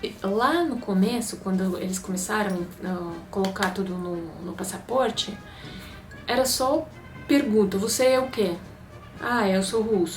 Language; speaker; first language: Portuguese; non-native, fluent; Russian